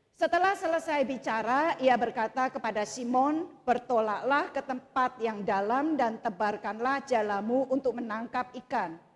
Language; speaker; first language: Indonesian; native; Indonesian